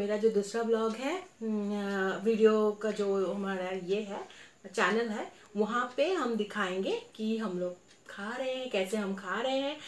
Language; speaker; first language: Hindi; non-native, local second language; Bangla